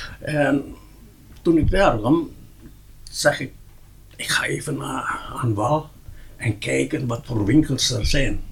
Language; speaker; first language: Dutch; non-native, local second language; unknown